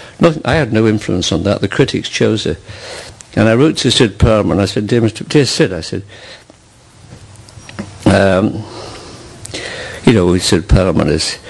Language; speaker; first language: English; native; English